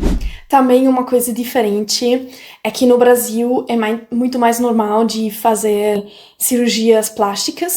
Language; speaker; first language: Portuguese; non-native, fluent; German